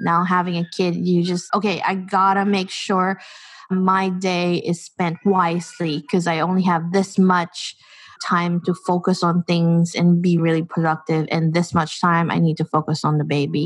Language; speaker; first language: English; non-native, local second language; Filipino